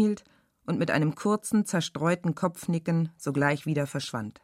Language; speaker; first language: German; native; German